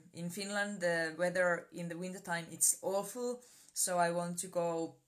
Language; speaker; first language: English; non-native, fluent; Finnish